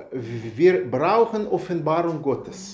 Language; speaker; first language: German; non-native, learner; Russian